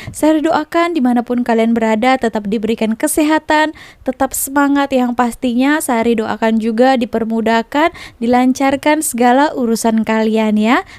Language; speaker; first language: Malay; native; Malay